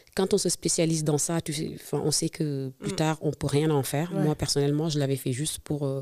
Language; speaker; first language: French; non-native, local second language; Serer